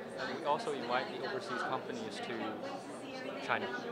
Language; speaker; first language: English; non-native, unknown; Chinese